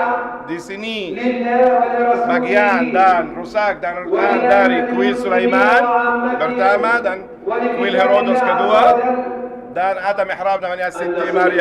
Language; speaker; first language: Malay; non-native, learner; Arabic